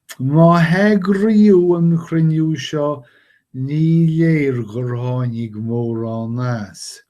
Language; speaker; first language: Irish; non-native, fluent; English